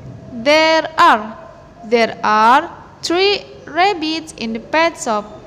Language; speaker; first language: English; non-native, fluent; Indonesian